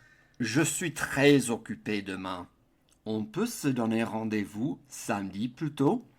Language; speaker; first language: French; non-native, fluent; English